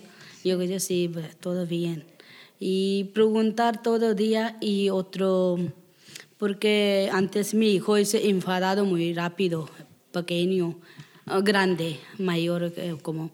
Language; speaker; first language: Spanish; non-native, learner; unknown